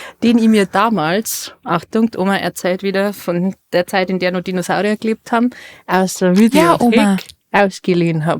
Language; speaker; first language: German; native; German